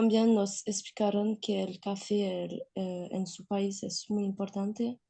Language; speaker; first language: Spanish; non-native, learner; French